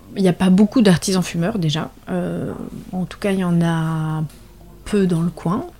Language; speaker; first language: French; native; French